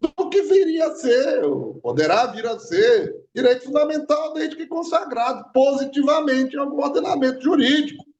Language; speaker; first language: Portuguese; native; Portuguese